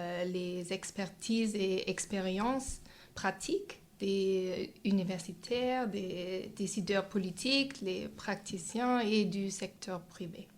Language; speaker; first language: French; non-native, fluent; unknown